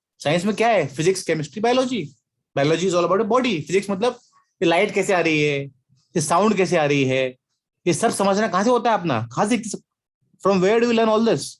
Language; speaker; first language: Hindi; native; Hindi